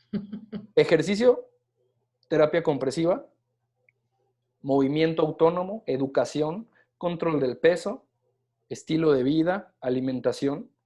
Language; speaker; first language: Spanish; native; Spanish